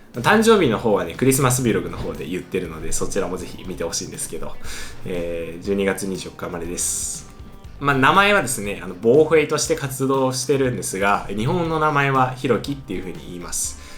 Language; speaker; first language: Japanese; early bilingual, other home language; Chinese